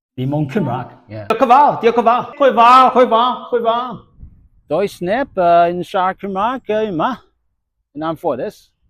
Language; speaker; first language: Welsh; non-native, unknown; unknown